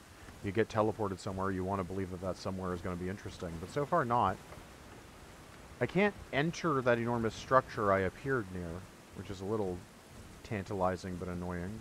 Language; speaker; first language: English; native; English